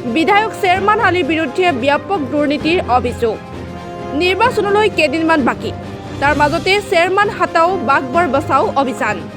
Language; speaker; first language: Assamese; native; Assamese